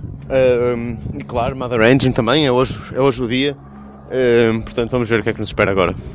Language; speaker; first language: Portuguese; native; Portuguese